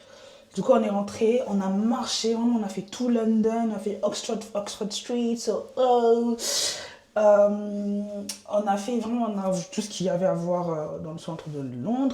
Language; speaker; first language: French; native; French